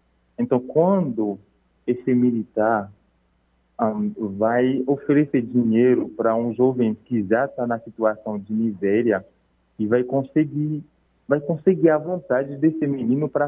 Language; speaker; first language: Portuguese; non-native, fluent; Haitian Creole